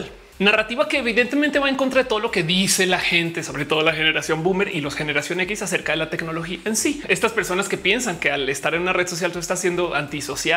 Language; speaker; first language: Spanish; native; Spanish